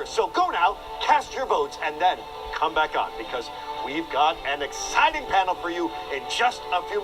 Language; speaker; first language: English; native; English